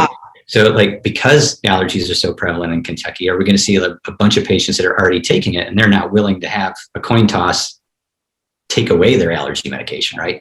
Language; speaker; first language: English; native; English